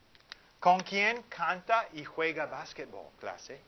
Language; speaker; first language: Spanish; non-native, fluent; English